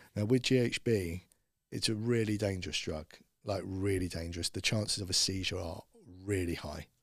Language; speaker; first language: English; native; English